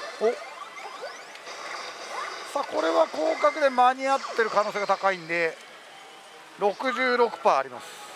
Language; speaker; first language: Japanese; native; Japanese